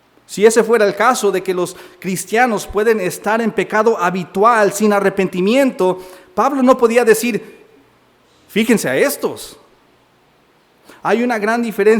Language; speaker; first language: Spanish; native; Spanish